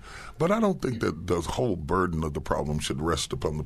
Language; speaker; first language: English; native; English